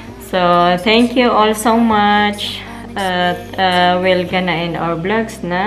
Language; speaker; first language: English; non-native, local second language; Filipino